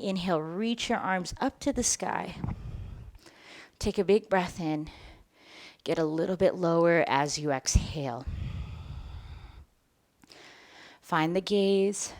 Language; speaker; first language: English; native; English